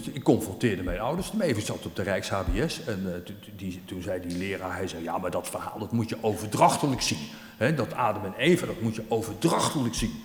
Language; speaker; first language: Dutch; native; Dutch